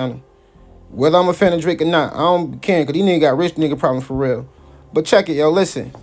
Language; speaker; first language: English; native; English